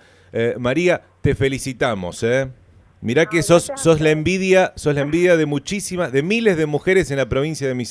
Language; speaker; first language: Spanish; native; Spanish